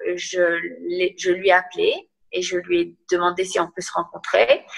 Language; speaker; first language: French; native; French